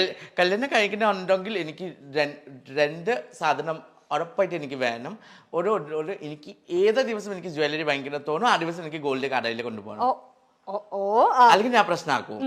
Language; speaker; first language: Malayalam; non-native, fluent; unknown